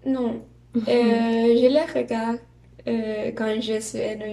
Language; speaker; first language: French; non-native, learner; Spanish